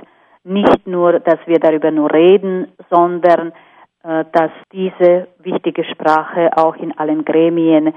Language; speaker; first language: German; non-native, fluent; Slovak